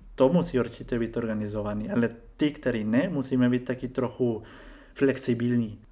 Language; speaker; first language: Czech; non-native, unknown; Spanish